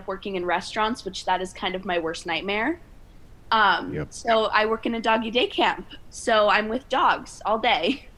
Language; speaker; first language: English; native; English